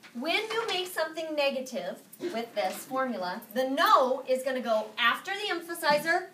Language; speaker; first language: English; native; English